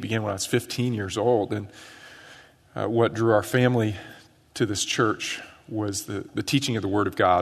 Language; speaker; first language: English; native; English